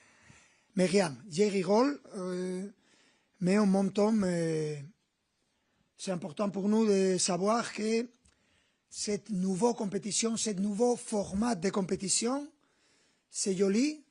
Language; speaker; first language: French; non-native, fluent; Spanish